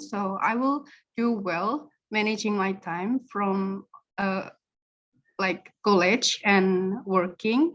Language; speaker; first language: English; non-native, learner; Indonesian